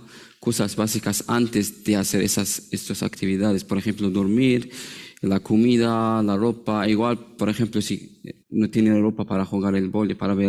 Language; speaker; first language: Spanish; non-native, learner; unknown